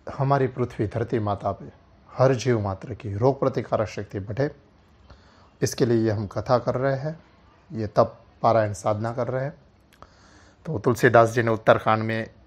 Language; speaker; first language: Hindi; non-native, local second language; Gujarati